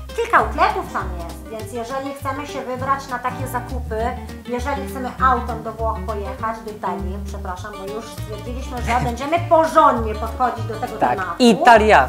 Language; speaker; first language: Polish; non-native, fluent; Italian